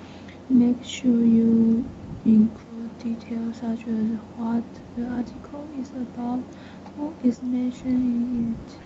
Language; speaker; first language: English; non-native, learner; Chinese